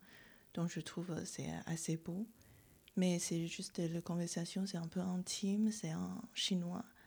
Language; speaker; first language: French; non-native, fluent; Chinese